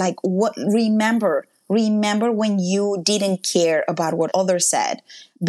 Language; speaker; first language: English; non-native, fluent; Spanish